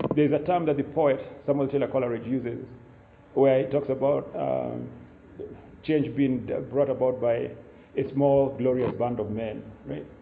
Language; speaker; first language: English; non-native, local second language; Kikuyu